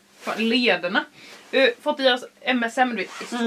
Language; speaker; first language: Swedish; native; Swedish